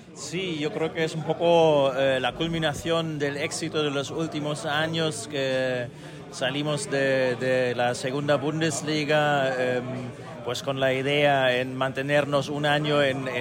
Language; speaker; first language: Spanish; non-native, fluent; German